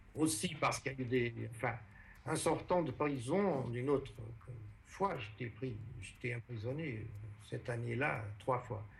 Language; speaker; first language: French; non-native, fluent; Portuguese